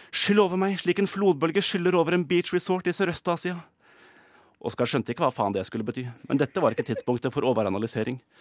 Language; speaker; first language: Norwegian; native; Norwegian